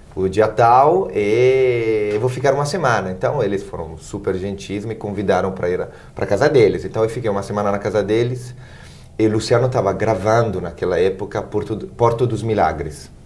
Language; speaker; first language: Portuguese; non-native, fluent; Italian